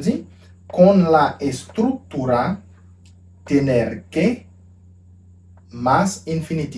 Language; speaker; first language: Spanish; non-native, fluent; Haitian Creole